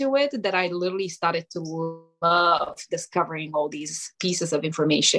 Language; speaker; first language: English; non-native, fluent; Romanian